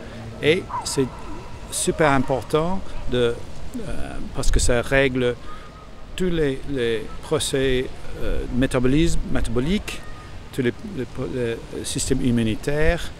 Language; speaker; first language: French; non-native, fluent; English